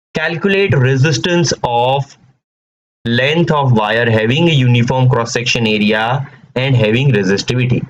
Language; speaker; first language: Hindi; non-native, local second language; Gujarati